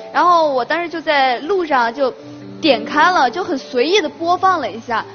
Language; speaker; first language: Chinese; native; Chinese